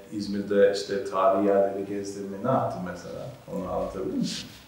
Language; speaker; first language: Turkish; native; Turkish